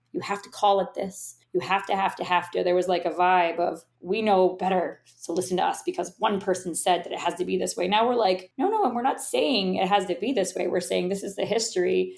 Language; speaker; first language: English; native; English